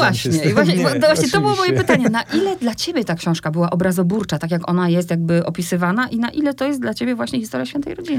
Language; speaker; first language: Polish; native; Polish